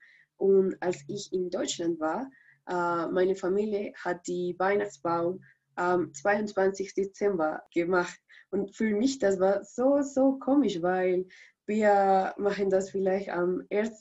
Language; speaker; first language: German; non-native, learner; Spanish